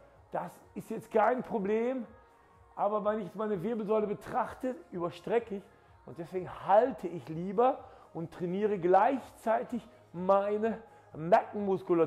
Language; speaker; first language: German; native; German